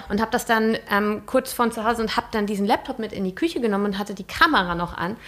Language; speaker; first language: German; native; German